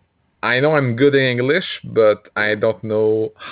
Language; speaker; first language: English; non-native, fluent; French